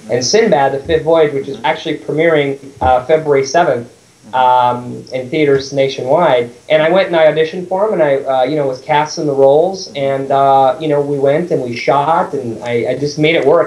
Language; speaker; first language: English; early bilingual, other home language; Persian